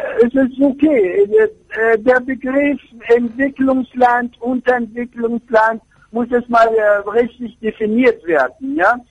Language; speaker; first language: German; non-native, fluent; Persian